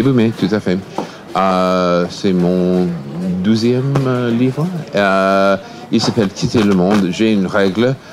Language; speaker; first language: French; non-native, fluent; English